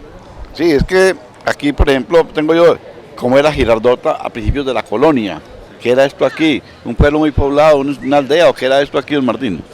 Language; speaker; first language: Spanish; native; Spanish